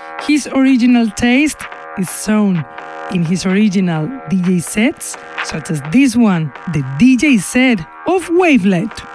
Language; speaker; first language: English; non-native, fluent; Spanish